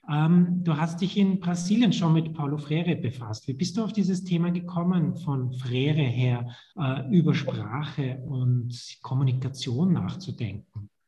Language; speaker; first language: German; native; German